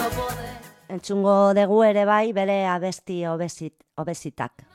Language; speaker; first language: Basque; non-native, local second language; Spanish